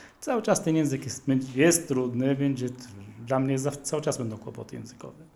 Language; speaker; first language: Polish; non-native, fluent; Arabic